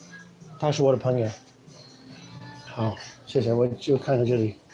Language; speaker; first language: Chinese; non-native, learner; English